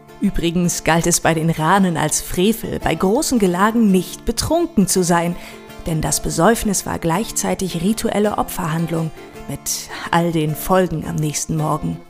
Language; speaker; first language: German; native; German